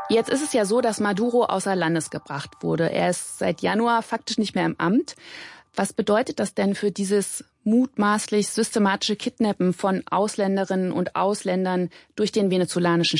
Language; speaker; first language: German; native; German